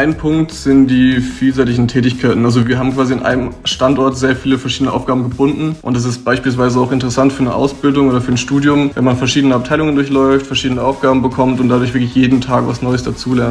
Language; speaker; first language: German; native; German